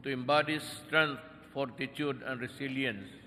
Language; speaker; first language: English; non-native, local second language; Filipino